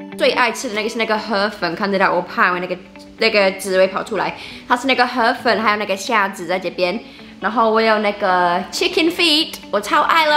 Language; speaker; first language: Chinese; non-native, fluent; English